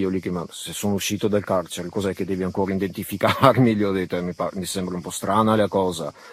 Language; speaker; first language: Italian; early bilingual, other home language; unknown